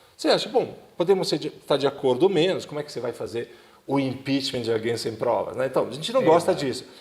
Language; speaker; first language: Portuguese; non-native, fluent; Italian